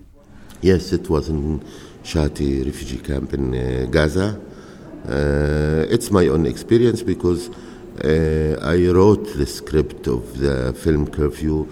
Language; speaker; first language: English; non-native, fluent; Arabic